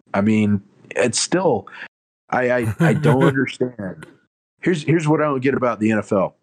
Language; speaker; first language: English; native; English